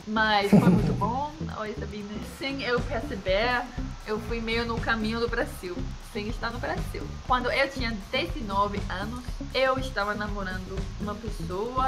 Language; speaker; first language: Portuguese; non-native, fluent; Danish